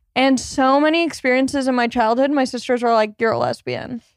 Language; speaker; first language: English; native; English